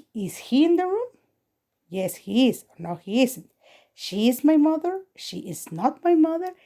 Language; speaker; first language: English; non-native, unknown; Spanish